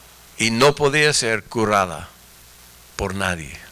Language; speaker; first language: Spanish; non-native, fluent; English